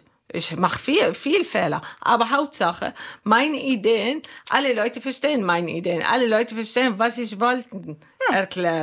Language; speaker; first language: German; non-native, learner; Arabic